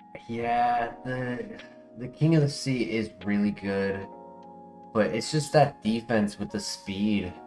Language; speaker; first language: English; native; English